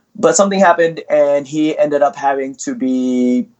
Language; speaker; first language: English; early bilingual, other home language; Indonesian